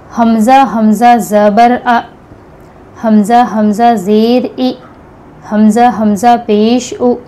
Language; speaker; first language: Hindi; native; Hindi